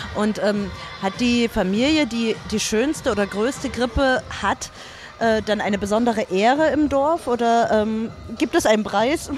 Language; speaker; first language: German; native; German